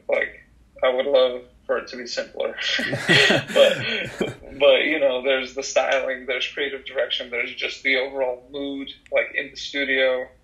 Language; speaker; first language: English; early bilingual, other home language; Russian